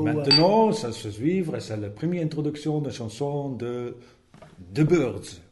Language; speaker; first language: French; non-native, learner; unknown